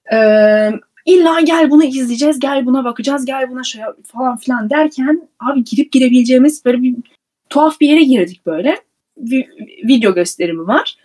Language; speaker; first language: Turkish; early bilingual, heritage; Turkish